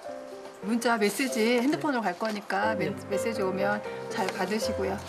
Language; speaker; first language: Korean; native; Korean